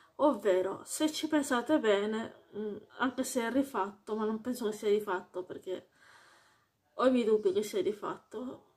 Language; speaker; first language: Italian; early bilingual, heritage; Italian